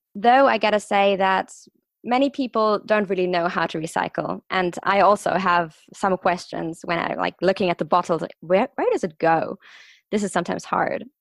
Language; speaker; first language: English; non-native, fluent; German